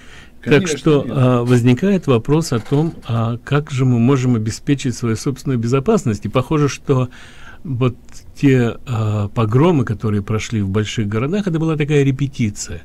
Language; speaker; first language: Russian; native; Russian